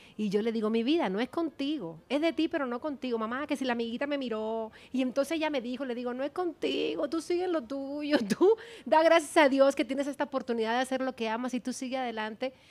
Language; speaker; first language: Spanish; native; Spanish